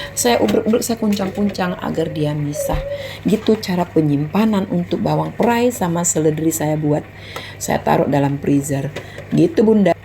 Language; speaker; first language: Indonesian; non-native, local second language; Minangkabau